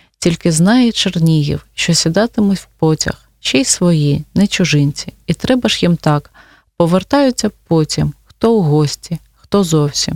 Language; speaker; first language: Ukrainian; non-native, local second language; Russian